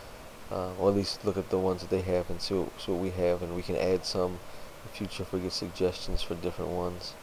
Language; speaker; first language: English; native; English